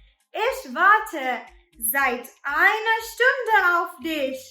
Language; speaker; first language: German; non-native, learner; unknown